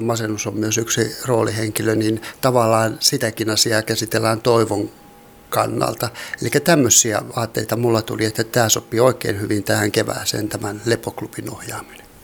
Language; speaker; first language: Finnish; native; Finnish